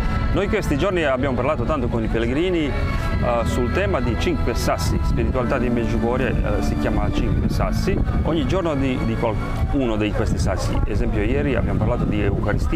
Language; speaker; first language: Italian; non-native, fluent; Croatian